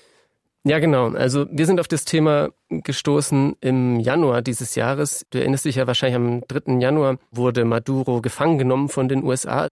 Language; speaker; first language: German; native; German